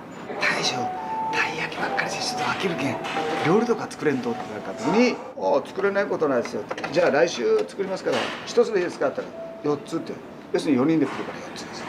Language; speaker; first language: Japanese; native; Japanese